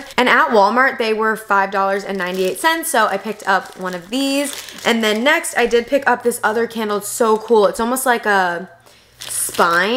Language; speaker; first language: English; native; English